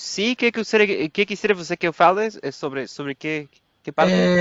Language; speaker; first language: Portuguese; non-native, fluent; Spanish